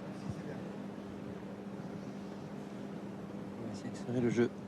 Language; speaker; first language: French; native; French